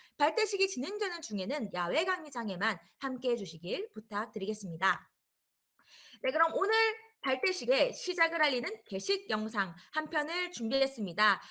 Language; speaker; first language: Korean; native; Korean